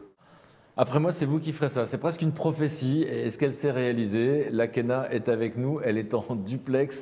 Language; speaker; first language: French; native; French